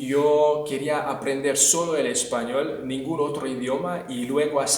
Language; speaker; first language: Spanish; non-native, fluent; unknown